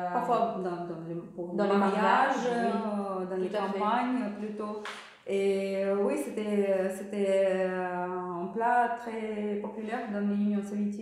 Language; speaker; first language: French; non-native, learner; Russian